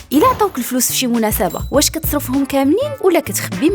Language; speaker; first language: Arabic; native; Arabic